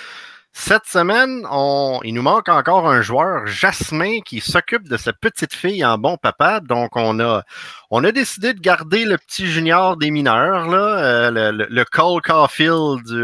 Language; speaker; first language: French; native; French